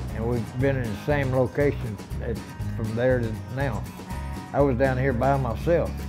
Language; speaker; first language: English; native; English